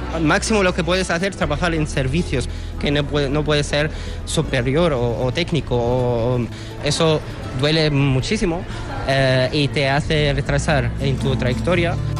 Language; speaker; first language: Spanish; non-native, fluent; Arabic